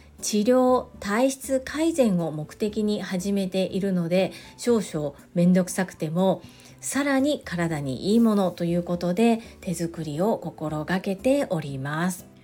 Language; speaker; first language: Japanese; native; Japanese